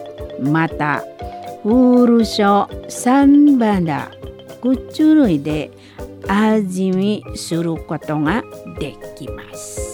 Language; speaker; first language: Japanese; non-native, learner; Indonesian